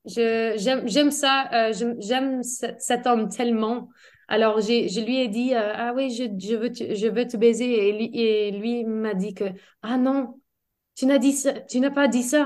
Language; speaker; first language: French; non-native, fluent; English